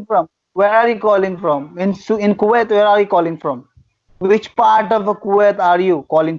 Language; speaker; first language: English; non-native, fluent; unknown